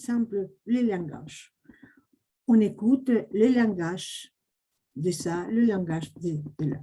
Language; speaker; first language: French; non-native, fluent; Spanish